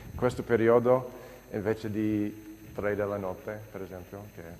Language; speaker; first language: Italian; non-native, fluent; English